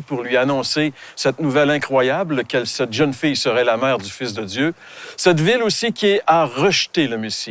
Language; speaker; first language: French; native; French